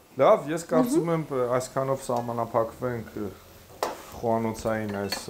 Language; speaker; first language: Armenian; native; Armenian